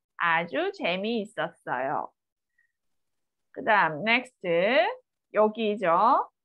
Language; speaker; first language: Korean; native; Korean